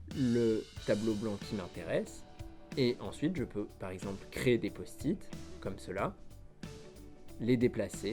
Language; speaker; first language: French; native; French